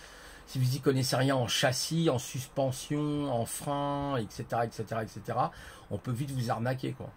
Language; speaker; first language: French; native; French